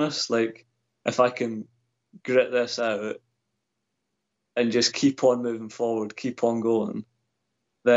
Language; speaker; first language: English; native; English